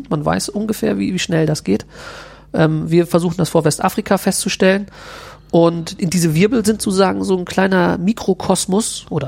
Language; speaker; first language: German; native; German